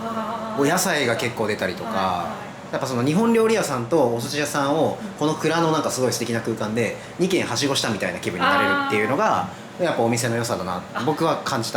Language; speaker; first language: Japanese; native; Japanese